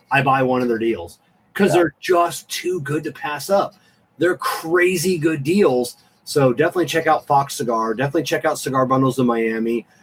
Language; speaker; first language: English; native; English